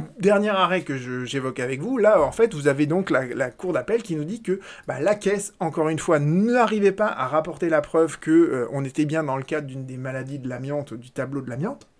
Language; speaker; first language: French; native; French